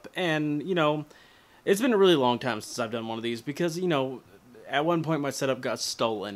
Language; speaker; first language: English; native; English